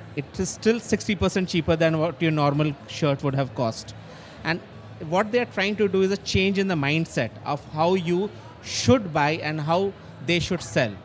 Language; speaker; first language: English; non-native, local second language; Bangla